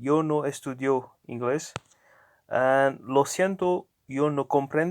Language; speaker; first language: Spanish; non-native, learner; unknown